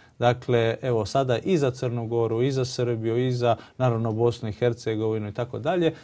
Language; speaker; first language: Croatian; early bilingual, heritage; Croatian